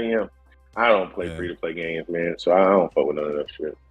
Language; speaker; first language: English; native; English